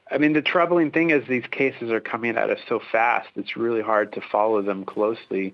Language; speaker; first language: English; native; English